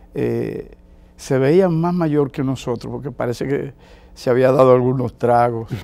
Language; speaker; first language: Spanish; native; Spanish